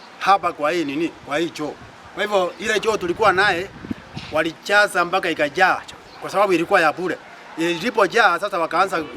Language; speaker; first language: Swahili; non-native, local second language; Gusii